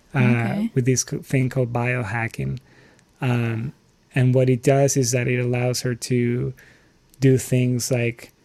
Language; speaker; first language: English; non-native, fluent; Spanish